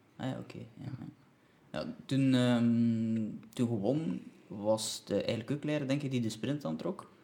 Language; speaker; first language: Dutch; native; Dutch